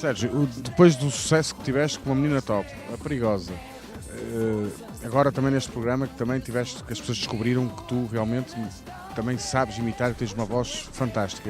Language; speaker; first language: Portuguese; native; Portuguese